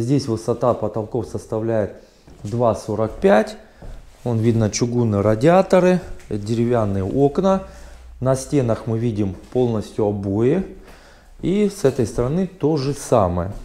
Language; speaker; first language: Russian; native; Russian